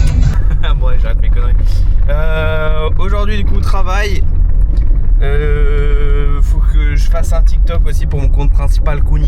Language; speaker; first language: French; native; French